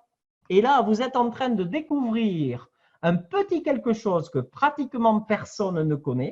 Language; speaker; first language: French; native; French